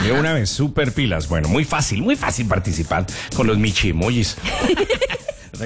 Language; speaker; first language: Spanish; native; Spanish